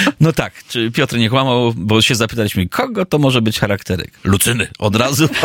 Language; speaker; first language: Polish; native; Polish